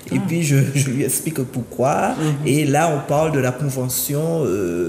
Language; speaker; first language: French; native; French